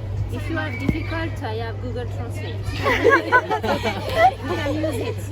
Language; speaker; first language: English; non-native, learner; French